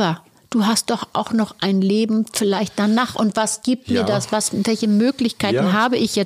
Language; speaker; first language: German; native; German